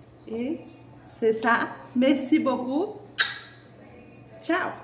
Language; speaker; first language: French; non-native, learner; Portuguese